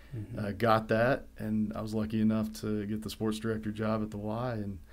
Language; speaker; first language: English; native; English